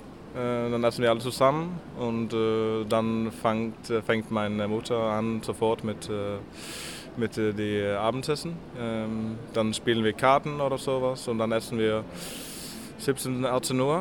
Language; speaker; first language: German; non-native, learner; Norwegian